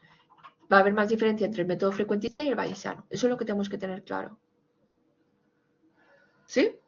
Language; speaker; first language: Spanish; native; Spanish